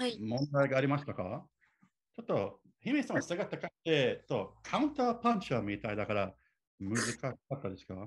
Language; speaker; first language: Japanese; non-native, learner; English